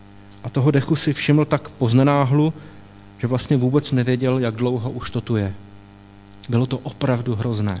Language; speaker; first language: Czech; native; Czech